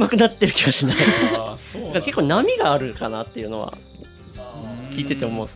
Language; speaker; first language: Japanese; native; Japanese